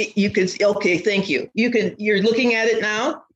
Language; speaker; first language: English; native; English